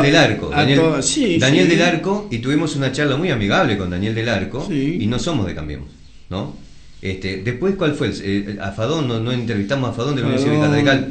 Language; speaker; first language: Spanish; native; Spanish